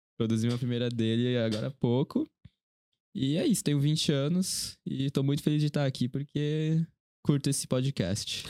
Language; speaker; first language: Portuguese; early bilingual, other home language; Korean